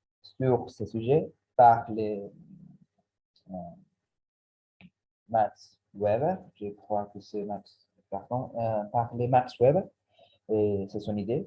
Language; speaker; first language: French; non-native, learner; Spanish